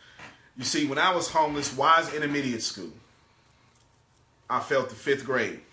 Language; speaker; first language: English; native; English